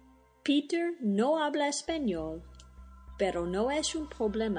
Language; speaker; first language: Spanish; non-native, fluent; English